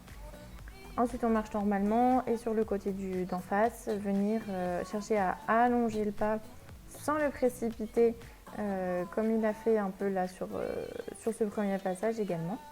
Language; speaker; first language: French; native; French